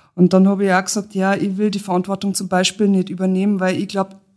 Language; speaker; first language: German; native; German